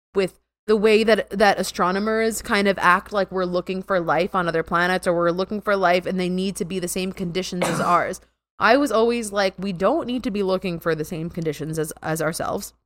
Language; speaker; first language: English; native; English